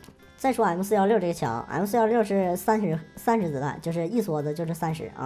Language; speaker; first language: Chinese; native; Chinese